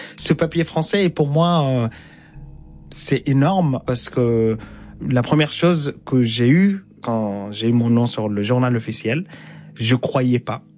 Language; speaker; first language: French; non-native, fluent; Arabic